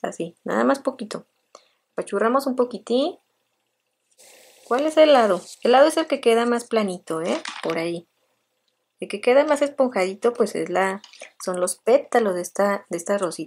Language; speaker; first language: Spanish; native; Spanish